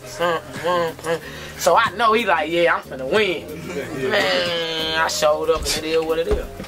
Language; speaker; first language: English; native; English